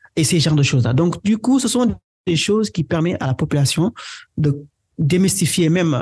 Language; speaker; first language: French; non-native, local second language; Wolof